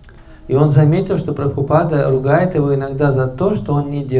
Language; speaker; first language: Russian; native; Russian